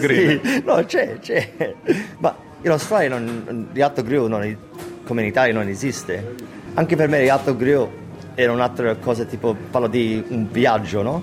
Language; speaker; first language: Italian; early bilingual, heritage; English